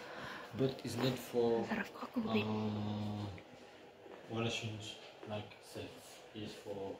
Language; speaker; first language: English; non-native, learner; French